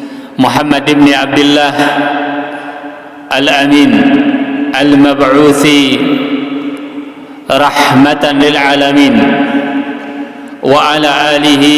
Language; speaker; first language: Arabic; non-native, fluent; Indonesian